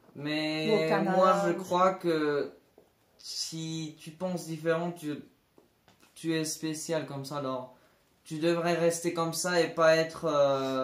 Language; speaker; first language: French; non-native, learner; Spanish